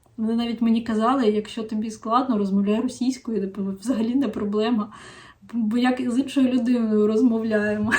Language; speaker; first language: Ukrainian; non-native, local second language; Russian